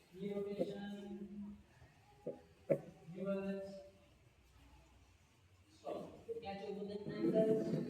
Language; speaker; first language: English; non-native, local second language; Kannada